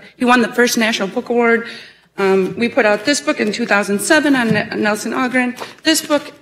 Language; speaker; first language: English; native; English